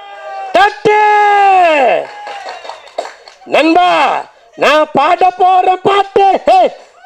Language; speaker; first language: Tamil; native; Tamil